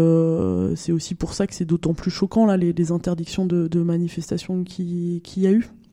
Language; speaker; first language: French; native; French